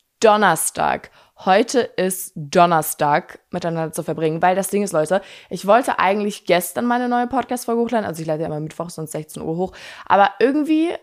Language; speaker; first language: German; native; German